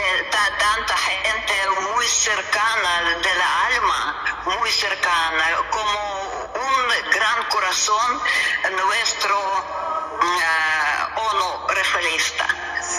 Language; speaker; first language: Spanish; non-native, learner; Russian